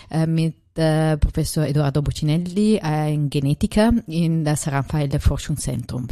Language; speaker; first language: German; non-native, learner; Italian